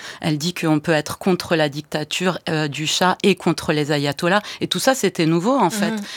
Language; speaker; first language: French; early bilingual, other home language; Persian